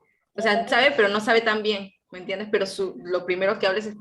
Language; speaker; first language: Spanish; native; Spanish